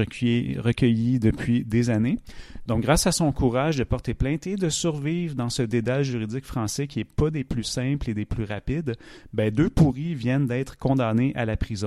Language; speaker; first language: French; native; French